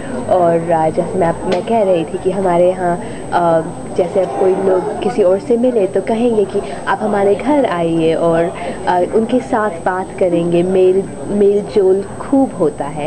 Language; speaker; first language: Hindi; native; Hindi